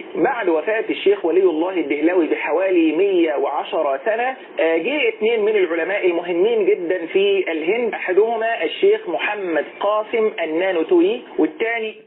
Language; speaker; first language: Arabic; native; Arabic